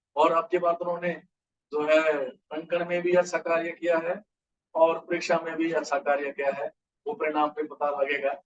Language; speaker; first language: Hindi; native; Hindi